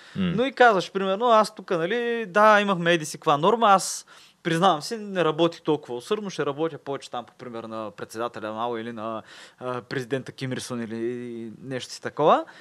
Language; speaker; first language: Bulgarian; native; Bulgarian